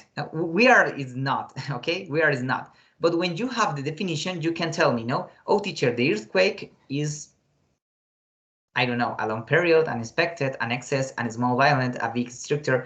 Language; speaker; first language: English; non-native, fluent; Spanish